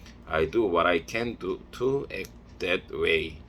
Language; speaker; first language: English; non-native, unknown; Korean